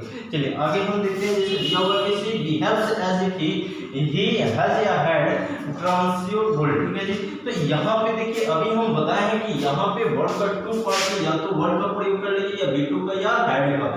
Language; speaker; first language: Hindi; native; Hindi